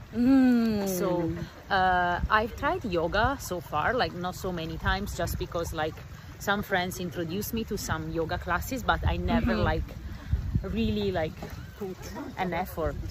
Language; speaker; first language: English; non-native, fluent; Italian